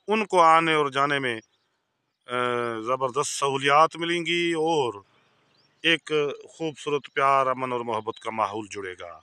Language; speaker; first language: Urdu; non-native, local second language; Sindhi